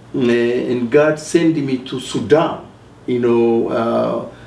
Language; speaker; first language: English; non-native, fluent; Amharic